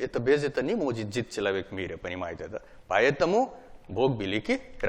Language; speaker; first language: Russian; non-native, learner; Hindi